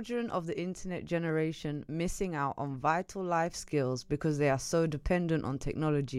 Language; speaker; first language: English; native; English